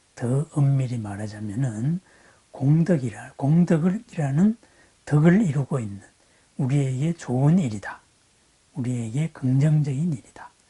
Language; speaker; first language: Korean; native; Korean